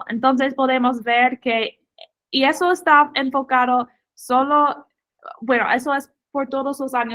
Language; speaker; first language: Spanish; non-native, fluent; English